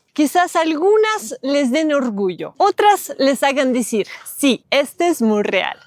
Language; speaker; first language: Spanish; non-native, fluent; Russian